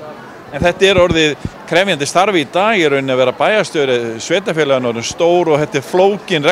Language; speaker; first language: Icelandic; native; Icelandic